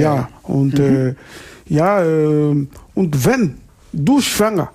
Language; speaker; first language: German; non-native, learner; Lingala